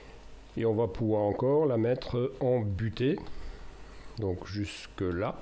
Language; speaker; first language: French; native; French